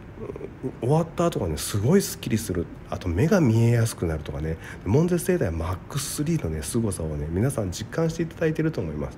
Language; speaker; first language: Japanese; native; Japanese